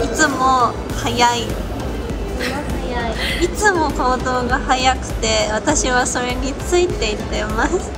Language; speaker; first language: Japanese; native; Japanese